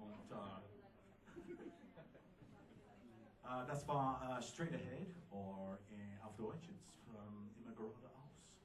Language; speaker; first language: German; non-native, learner; English